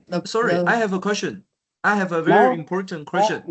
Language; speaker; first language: English; non-native, learner; Chinese